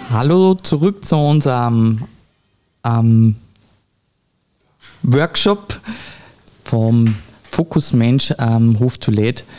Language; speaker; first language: German; native; German